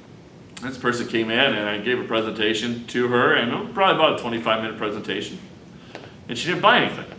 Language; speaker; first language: English; native; English